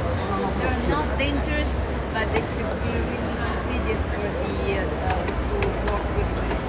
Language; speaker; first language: English; non-native, fluent; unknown